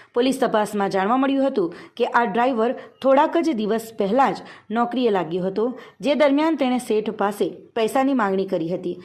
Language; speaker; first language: Gujarati; native; Gujarati